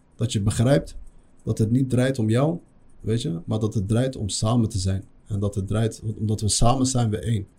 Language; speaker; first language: Dutch; early bilingual, other home language; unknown